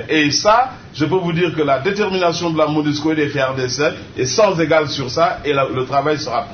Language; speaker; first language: French; native; French